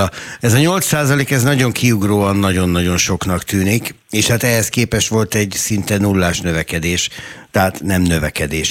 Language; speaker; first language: Hungarian; native; Hungarian